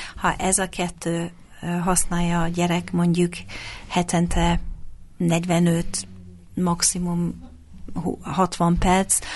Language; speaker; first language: Hungarian; non-native, fluent; English